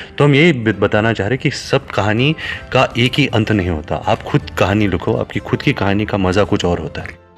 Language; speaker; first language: Hindi; native; Hindi